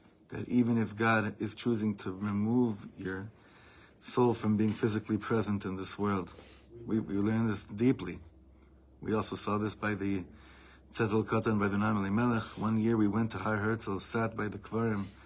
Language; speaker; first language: English; native; English